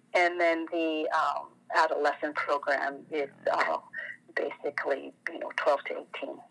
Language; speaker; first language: English; non-native, fluent; French